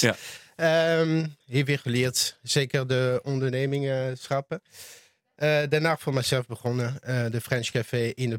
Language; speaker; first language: Dutch; non-native, learner; French